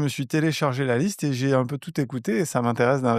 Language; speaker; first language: French; native; French